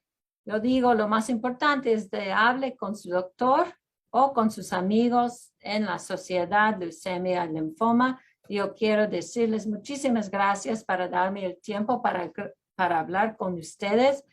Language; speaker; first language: Spanish; early bilingual, heritage; Spanish